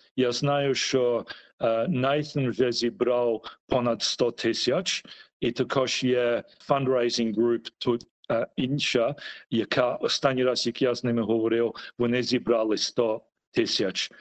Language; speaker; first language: Ukrainian; early bilingual, heritage; Ukrainian